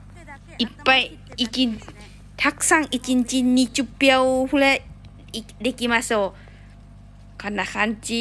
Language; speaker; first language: Japanese; non-native, learner; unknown